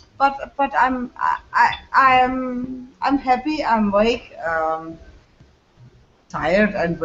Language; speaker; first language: English; non-native, learner; French